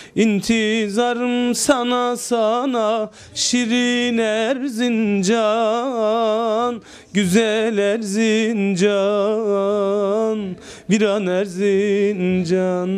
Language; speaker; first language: Turkish; native; Turkish